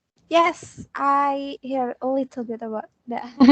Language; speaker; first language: English; non-native, learner; Indonesian